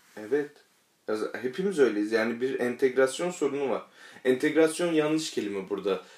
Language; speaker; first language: Turkish; native; Turkish